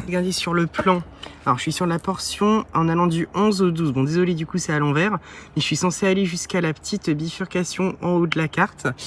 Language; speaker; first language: French; native; French